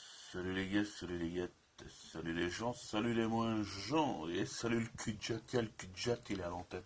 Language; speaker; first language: French; native; French